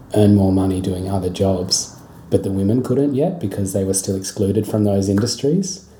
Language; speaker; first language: English; native; English